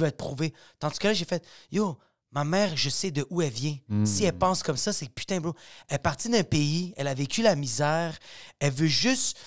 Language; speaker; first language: French; native; French